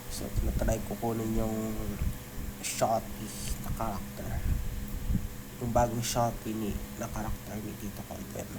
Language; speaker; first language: Filipino; non-native, local second language; Hiligaynon